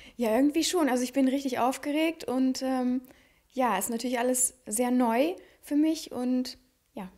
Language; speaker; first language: German; native; German